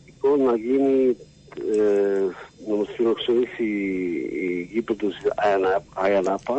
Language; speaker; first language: Greek; non-native, learner; Slovak